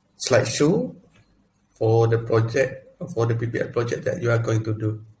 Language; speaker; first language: English; non-native, local second language; Malay